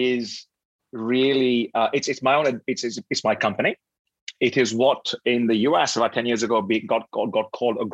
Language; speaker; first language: English; non-native, local second language; Hindi